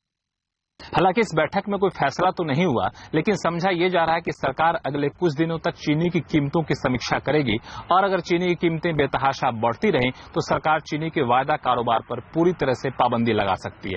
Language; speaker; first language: Hindi; native; Hindi